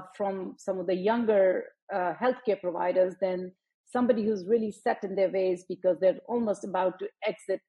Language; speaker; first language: English; non-native, local second language; Hindi